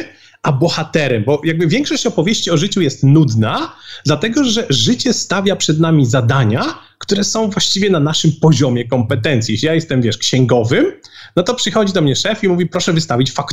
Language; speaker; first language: Polish; native; Polish